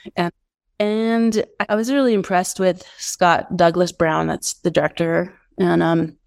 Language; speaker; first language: English; native; English